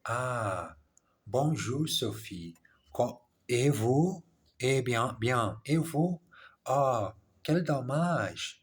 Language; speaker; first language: French; non-native, learner; English